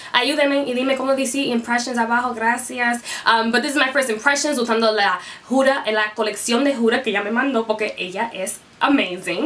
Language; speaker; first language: Spanish; early bilingual, heritage; Spanish